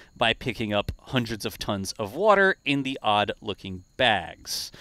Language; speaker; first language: English; native; English